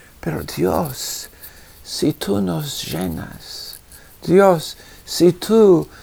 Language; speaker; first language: Spanish; non-native, fluent; English